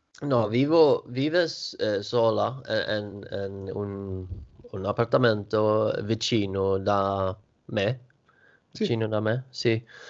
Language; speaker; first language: Italian; non-native, learner; Swedish